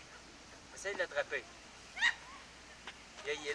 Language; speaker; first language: French; native; French